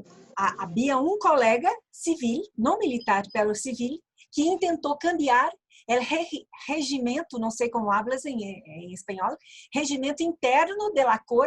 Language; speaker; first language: Spanish; non-native, learner; Portuguese